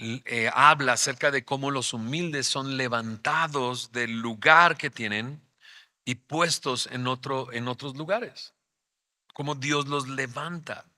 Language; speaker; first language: Spanish; native; Spanish